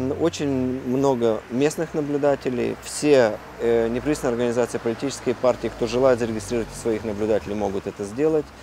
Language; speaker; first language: Russian; non-native, local second language; Romanian